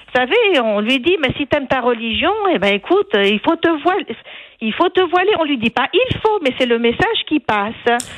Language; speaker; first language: French; non-native, local second language; Arabic